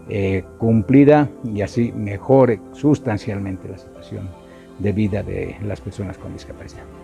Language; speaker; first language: Spanish; native; Spanish